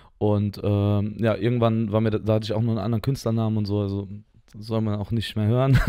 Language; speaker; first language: German; native; German